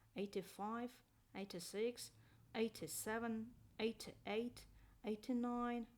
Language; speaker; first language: English; non-native, fluent; Azerbaijani